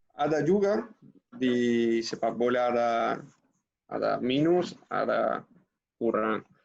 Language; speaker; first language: Indonesian; non-native, fluent; Spanish